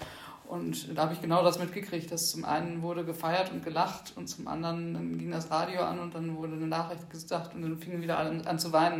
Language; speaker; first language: German; native; German